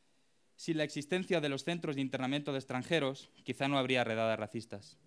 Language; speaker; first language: Spanish; native; Spanish